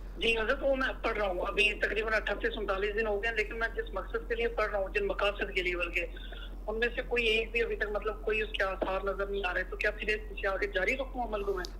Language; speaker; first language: Urdu; native; Urdu